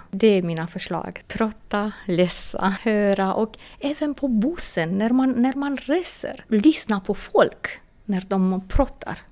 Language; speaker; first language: Swedish; non-native, fluent; Romanian